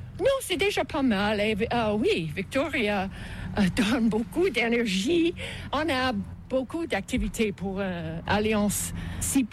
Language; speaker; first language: French; non-native, local second language; English